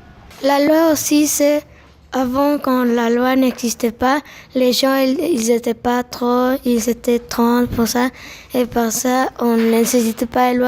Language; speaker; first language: French; non-native, learner; Spanish